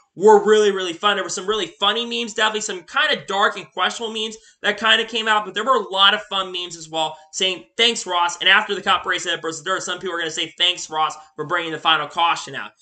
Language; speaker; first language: English; native; English